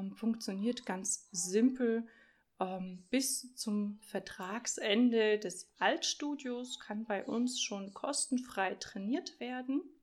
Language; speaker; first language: German; early bilingual, other home language; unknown